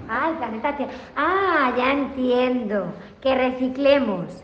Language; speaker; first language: Spanish; native; Spanish